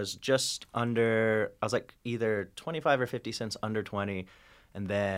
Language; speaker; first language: English; native; English